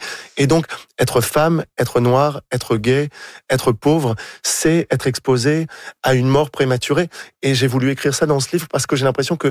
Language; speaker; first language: French; native; French